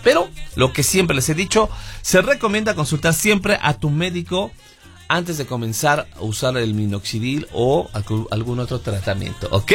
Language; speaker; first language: Spanish; native; Spanish